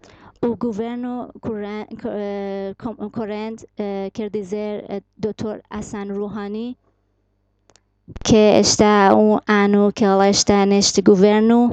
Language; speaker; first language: Portuguese; non-native, fluent; Persian